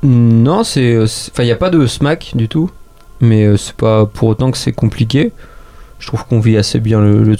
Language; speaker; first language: French; native; French